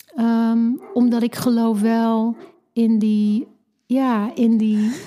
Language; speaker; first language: Dutch; non-native, fluent; English